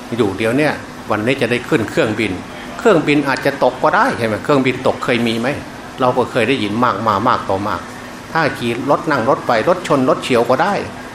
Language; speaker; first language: Thai; non-native, local second language; Northeastern Thai